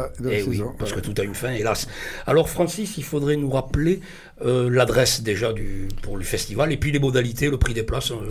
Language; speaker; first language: French; native; French